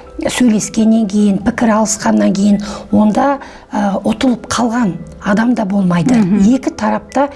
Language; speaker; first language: Kazakh; native; Kazakh